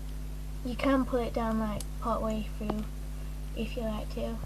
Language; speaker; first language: English; native; English